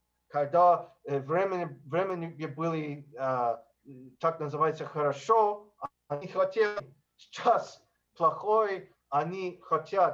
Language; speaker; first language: Russian; non-native, learner; English